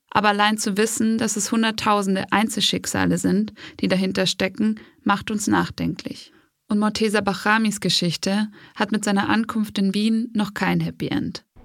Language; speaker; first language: German; native; German